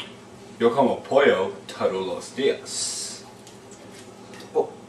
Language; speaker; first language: Spanish; non-native, learner; English